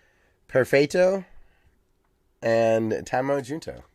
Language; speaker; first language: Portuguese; non-native, learner; English